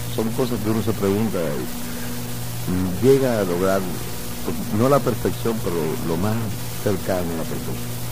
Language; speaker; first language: Spanish; native; Spanish